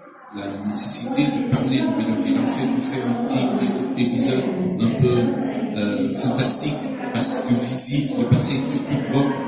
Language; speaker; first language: French; non-native, fluent; Portuguese